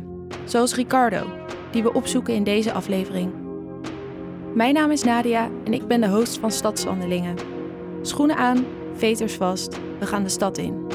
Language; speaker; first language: Dutch; native; Dutch